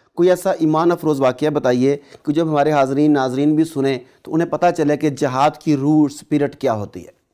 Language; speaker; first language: Urdu; native; Urdu